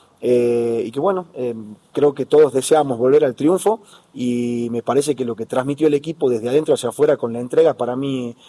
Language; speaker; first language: Spanish; native; Spanish